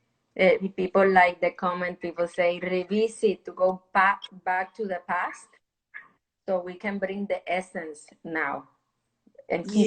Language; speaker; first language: English; non-native, fluent; Spanish